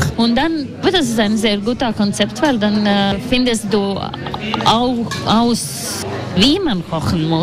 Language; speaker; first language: German; non-native, learner; Latvian